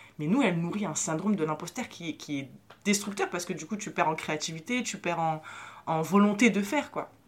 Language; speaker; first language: French; early bilingual, other home language; Arabic